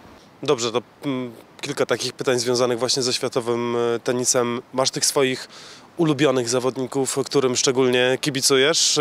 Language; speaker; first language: Polish; native; Polish